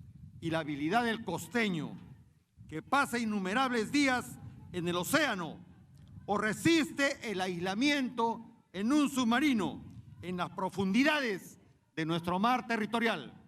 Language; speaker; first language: Spanish; native; Spanish